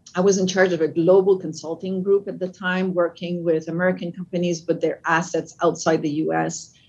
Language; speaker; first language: English; non-native, fluent; French